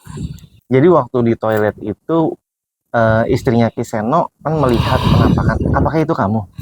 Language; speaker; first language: Indonesian; native; Indonesian